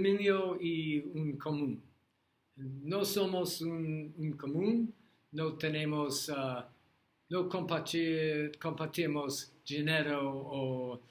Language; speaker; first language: Spanish; non-native, learner; English